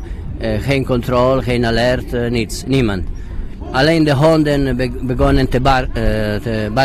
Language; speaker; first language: Dutch; non-native, learner; Italian